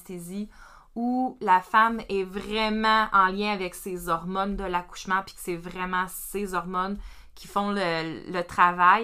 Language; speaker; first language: French; native; French